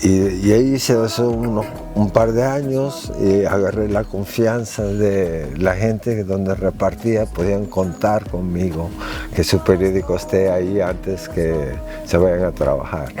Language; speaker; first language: Spanish; early bilingual, heritage; Spanish